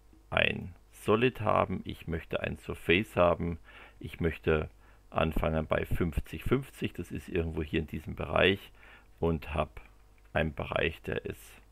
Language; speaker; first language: German; native; German